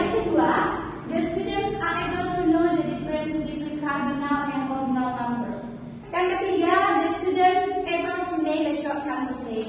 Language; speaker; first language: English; non-native, learner; Indonesian